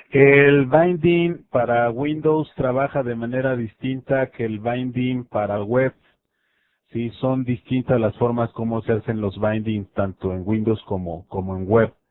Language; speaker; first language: Spanish; native; Spanish